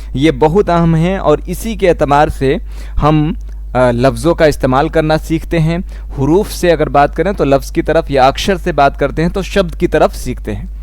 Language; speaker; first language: Hindi; native; Hindi